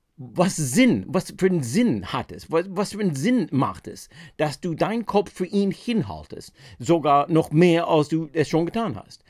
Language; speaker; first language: German; non-native, fluent; English